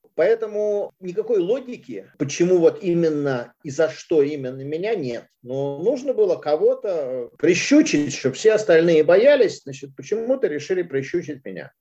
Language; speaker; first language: Russian; native; Russian